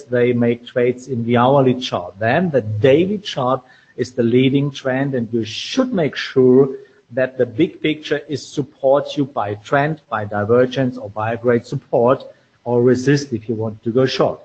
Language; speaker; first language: English; non-native, fluent; German